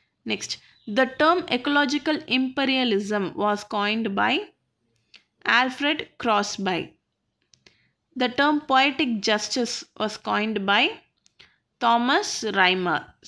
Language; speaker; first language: English; non-native, local second language; Tamil